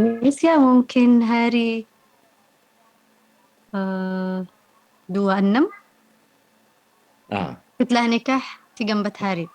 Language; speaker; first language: Indonesian; non-native, learner; Arabic